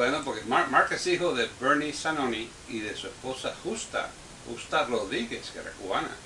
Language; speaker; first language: Spanish; native; Spanish